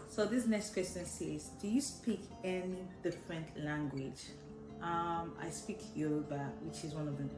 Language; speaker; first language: English; non-native, local second language; Yoruba